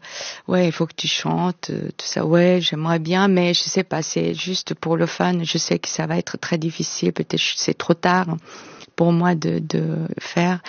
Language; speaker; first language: French; non-native, fluent; Korean